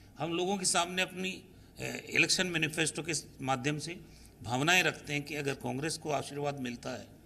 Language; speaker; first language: Hindi; native; Hindi